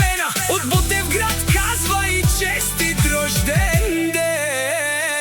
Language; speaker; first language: Bulgarian; non-native, local second language; Romany